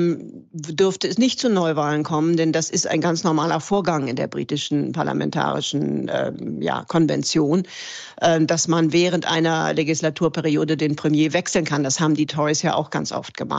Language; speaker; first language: German; native; German